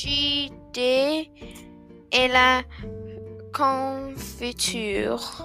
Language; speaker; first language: French; non-native, learner; English